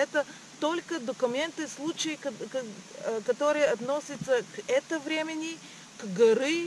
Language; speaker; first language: Russian; non-native, learner; Bulgarian